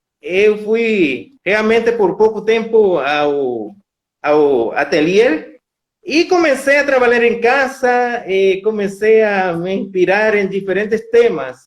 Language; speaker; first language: Portuguese; non-native, fluent; Spanish